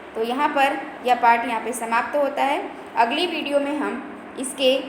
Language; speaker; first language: Hindi; non-native, local second language; Gujarati